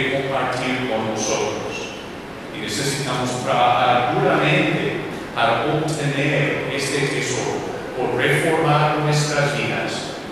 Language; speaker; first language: Spanish; non-native, learner; English